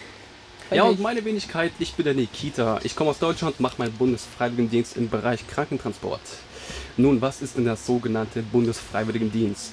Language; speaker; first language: German; early bilingual, other home language; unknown